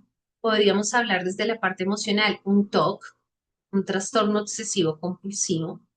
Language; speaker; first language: Spanish; native; Spanish